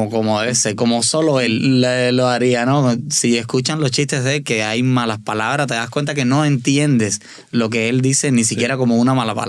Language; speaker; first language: Spanish; native; Spanish